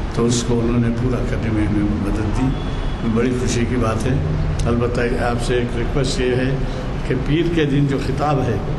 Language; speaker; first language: Urdu; native; Urdu